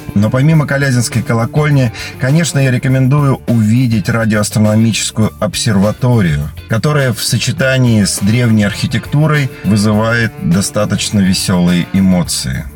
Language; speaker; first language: Russian; native; Russian